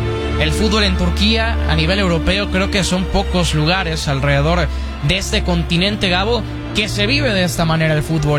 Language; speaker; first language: Spanish; native; Spanish